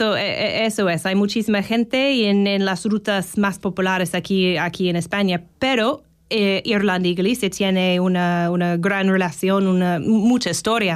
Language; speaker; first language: Spanish; non-native, fluent; English